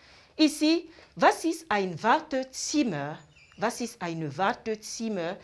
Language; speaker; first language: German; non-native, fluent; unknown